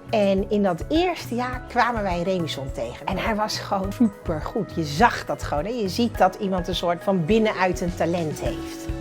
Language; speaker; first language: Dutch; early bilingual, other home language; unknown